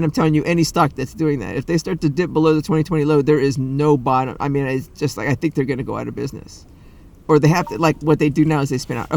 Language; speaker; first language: English; native; English